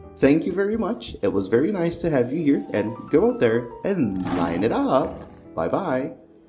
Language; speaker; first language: English; non-native, fluent; Portuguese